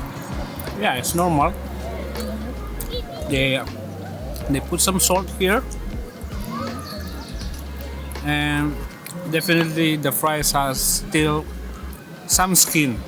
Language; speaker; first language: English; non-native, local second language; Filipino